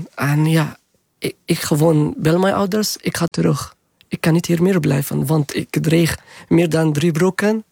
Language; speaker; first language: Dutch; non-native, learner; Arabic